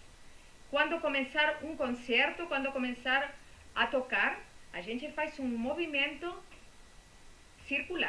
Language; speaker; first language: Portuguese; non-native, fluent; Spanish